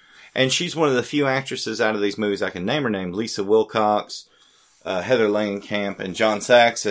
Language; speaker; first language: English; native; English